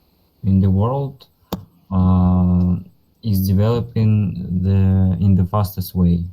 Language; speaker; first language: English; non-native, learner; Russian